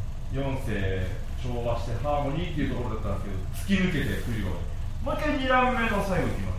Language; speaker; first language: Japanese; native; Japanese